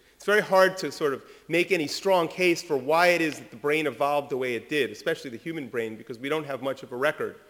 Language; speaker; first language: English; early bilingual, other home language; French